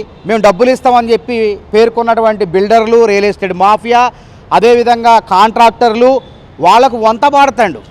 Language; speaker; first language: Telugu; native; Telugu